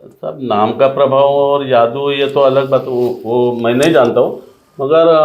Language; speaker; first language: Hindi; non-native, local second language; Marathi